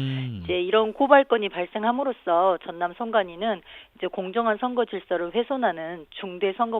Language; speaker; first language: Korean; native; Korean